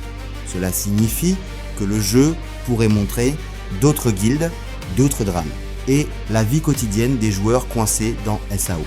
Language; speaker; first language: French; native; French